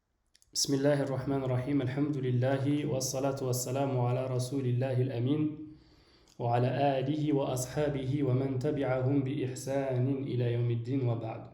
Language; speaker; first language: Arabic; non-native, fluent; French